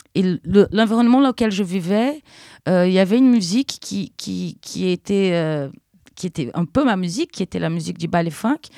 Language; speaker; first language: French; non-native, fluent; Portuguese